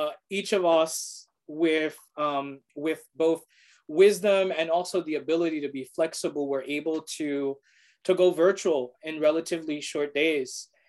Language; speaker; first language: English; early bilingual, other home language; Spanish